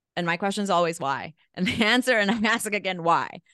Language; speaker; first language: English; non-native, fluent; Spanish